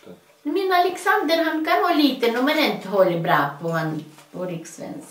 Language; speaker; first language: Swedish; early bilingual, heritage; Swedish